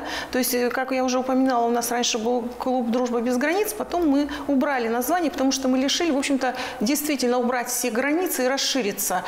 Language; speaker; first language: Russian; native; Russian